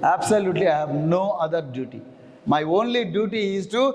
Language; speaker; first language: English; non-native, local second language; Telugu